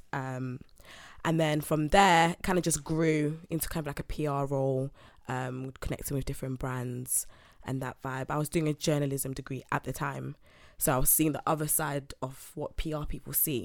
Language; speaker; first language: English; native; English